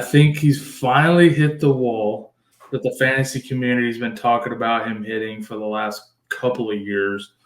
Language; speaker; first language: English; native; English